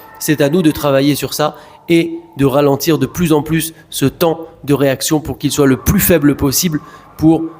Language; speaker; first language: French; native; French